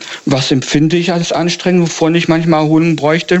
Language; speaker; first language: German; native; German